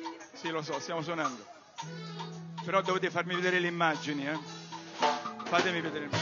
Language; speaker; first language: Italian; native; Italian